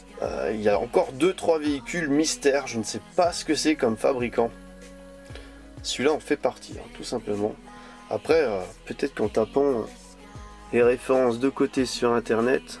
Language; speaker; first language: French; native; French